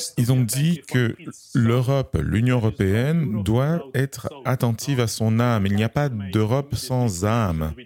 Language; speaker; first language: French; non-native, fluent; Slovenian